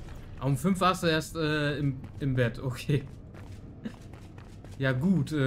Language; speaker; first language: German; native; German